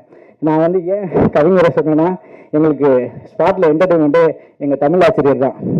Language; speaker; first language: Tamil; native; Tamil